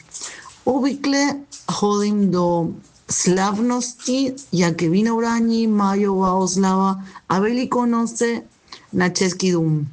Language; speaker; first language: Czech; early bilingual, heritage; Spanish